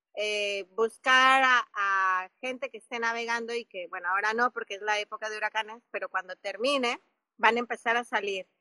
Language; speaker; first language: Spanish; native; Spanish